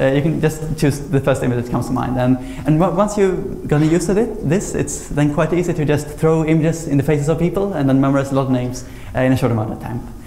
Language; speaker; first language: English; non-native, fluent; Swedish